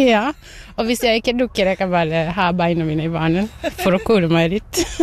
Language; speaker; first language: Norwegian; non-native, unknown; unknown